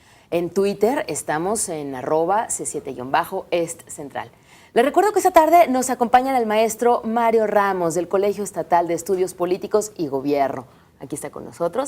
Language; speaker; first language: Spanish; native; Spanish